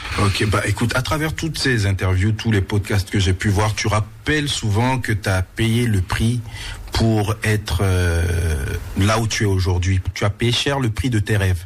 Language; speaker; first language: French; native; French